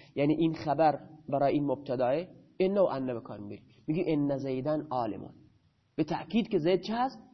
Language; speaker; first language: Persian; non-native, local second language; Baluchi